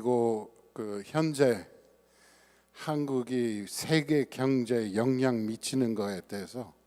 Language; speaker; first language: Korean; non-native, fluent; English